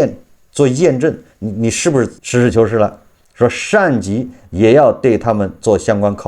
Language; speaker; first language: Chinese; native; Chinese